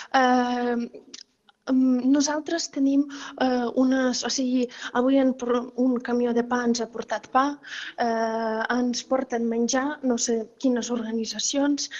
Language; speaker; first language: Catalan; non-native, fluent; Ukrainian